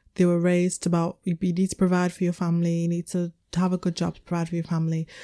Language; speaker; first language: English; native; English